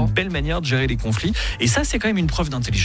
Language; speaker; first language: French; native; French